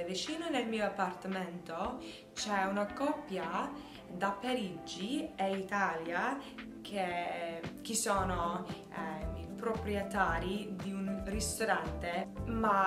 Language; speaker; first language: Italian; non-native, learner; English